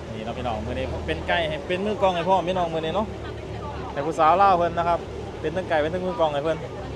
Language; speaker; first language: Thai; native; Thai